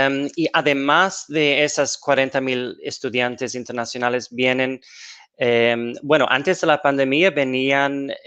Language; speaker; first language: Spanish; non-native, fluent; English